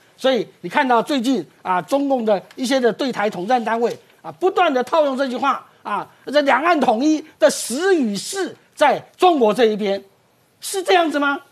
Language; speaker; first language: Chinese; native; Chinese